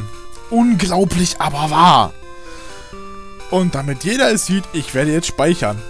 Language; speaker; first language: German; native; German